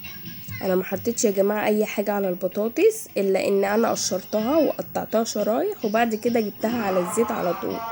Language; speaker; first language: Arabic; native; Arabic